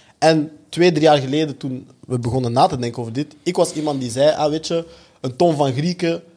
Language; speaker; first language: Dutch; early bilingual, other home language; French